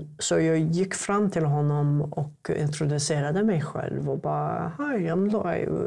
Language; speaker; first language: Swedish; non-native, fluent; Arabic